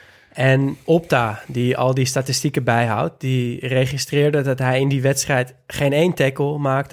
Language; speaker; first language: Dutch; native; Dutch